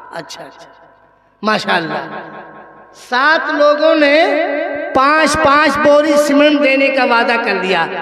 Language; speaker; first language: Hindi; native; Hindi